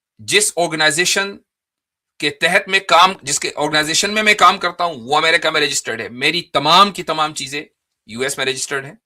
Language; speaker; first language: Urdu; native; Urdu